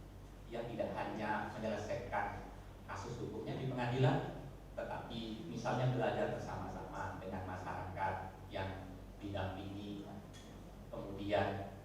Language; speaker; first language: Indonesian; native; Indonesian